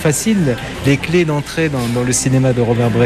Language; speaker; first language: French; native; French